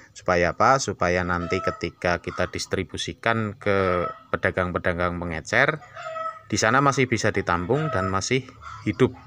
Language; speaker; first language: Indonesian; non-native, local second language; Javanese